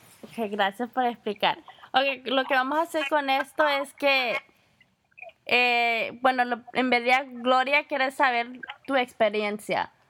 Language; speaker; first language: Spanish; early bilingual, heritage; Spanish